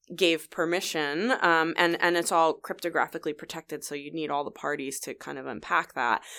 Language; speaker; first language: English; native; English